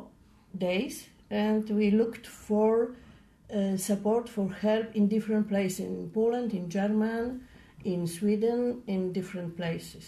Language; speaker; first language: English; non-native, learner; Polish